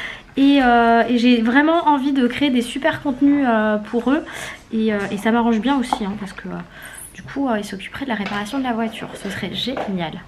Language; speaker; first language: French; native; French